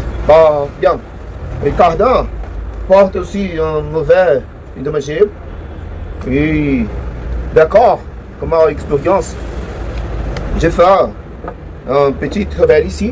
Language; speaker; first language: French; non-native, learner; Portuguese